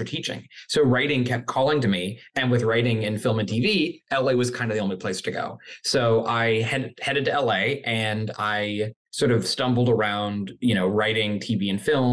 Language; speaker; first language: English; native; English